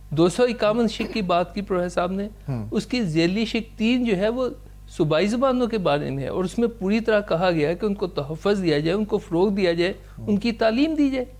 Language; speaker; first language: Urdu; non-native, local second language; Punjabi